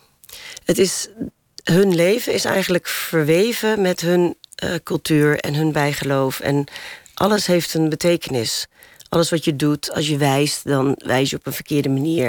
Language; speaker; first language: Dutch; native; Dutch